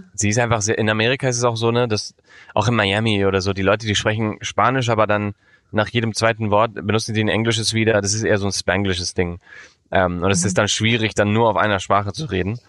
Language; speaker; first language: German; early bilingual, heritage; German